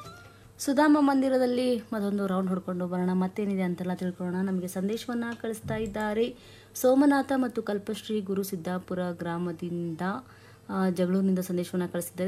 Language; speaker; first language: Kannada; native; Kannada